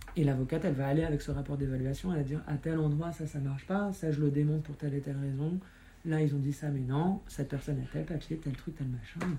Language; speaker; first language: French; native; French